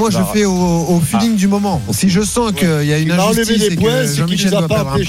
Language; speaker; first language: French; native; French